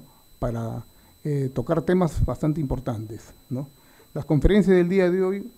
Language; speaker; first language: Spanish; native; Spanish